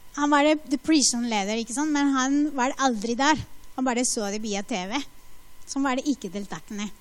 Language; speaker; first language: Norwegian; non-native, fluent; Spanish